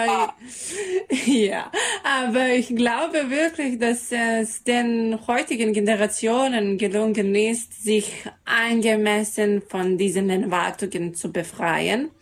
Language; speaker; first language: German; non-native, fluent; Serbian